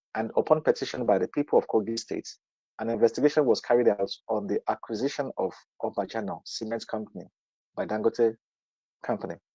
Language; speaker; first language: English; non-native, local second language; Yoruba